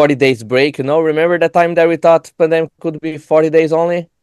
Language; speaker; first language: English; non-native, fluent; Portuguese